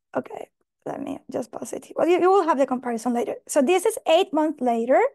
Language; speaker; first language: English; non-native, fluent; Spanish